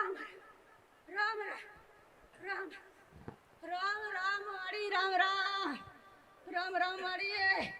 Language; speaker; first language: Gujarati; native; Gujarati